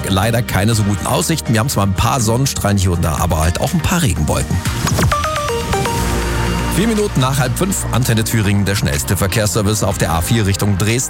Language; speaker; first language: German; native; German